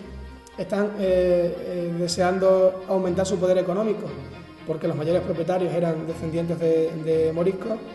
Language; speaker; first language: Spanish; native; Spanish